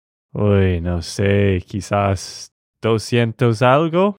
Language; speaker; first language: Spanish; non-native, fluent; English